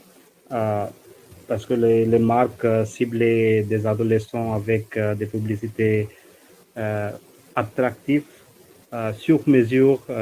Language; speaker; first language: French; non-native, fluent; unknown